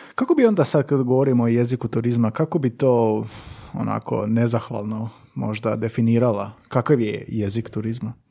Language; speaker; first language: Croatian; native; Croatian